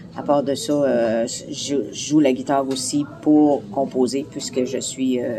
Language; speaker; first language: French; native; French